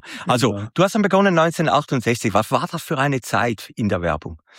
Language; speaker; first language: German; native; German